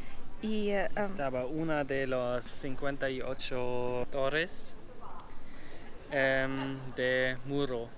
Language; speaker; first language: Spanish; non-native, learner; German